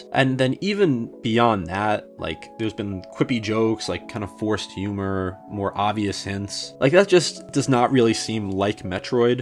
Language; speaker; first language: English; native; English